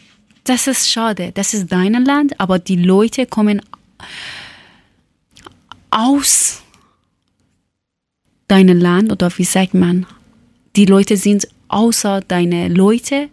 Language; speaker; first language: German; non-native, learner; Persian